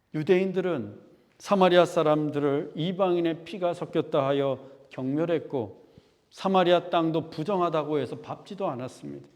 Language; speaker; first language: Korean; native; Korean